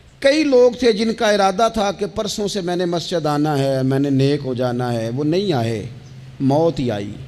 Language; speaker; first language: Urdu; non-native, local second language; Punjabi